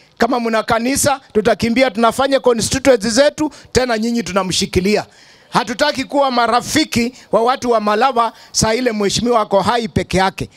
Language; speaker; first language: Swahili; non-native, local second language; Luyia